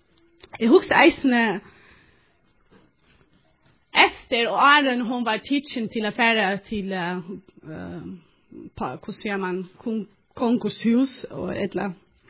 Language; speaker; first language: Norwegian; non-native, learner; Faroese